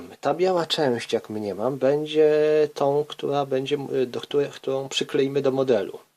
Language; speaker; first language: Polish; native; Polish